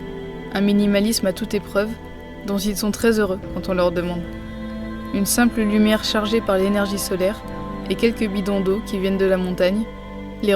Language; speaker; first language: French; native; French